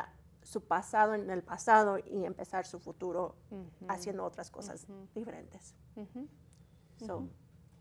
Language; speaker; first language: Spanish; early bilingual, heritage; Spanish